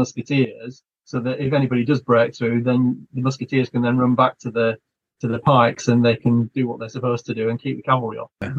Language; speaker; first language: English; native; English